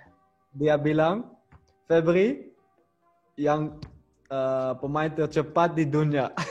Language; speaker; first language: Indonesian; non-native, learner; Dutch